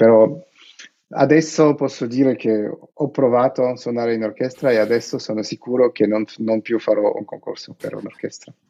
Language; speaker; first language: Italian; non-native, learner; Russian